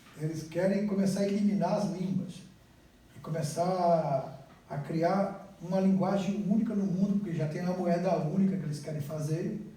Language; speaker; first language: Portuguese; native; Portuguese